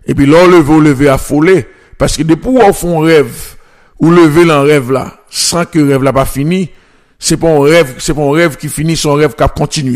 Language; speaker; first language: French; non-native, local second language; Haitian Creole